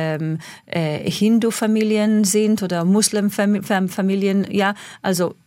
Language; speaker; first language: German; non-native, fluent; Hebrew